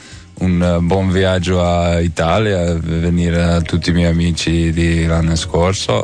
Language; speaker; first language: Italian; non-native, learner; Dutch